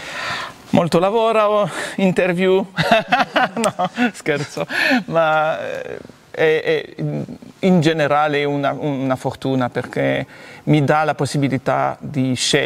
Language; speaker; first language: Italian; non-native, fluent; French